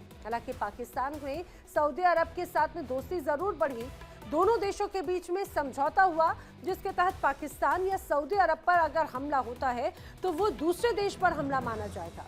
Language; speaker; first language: Hindi; native; Hindi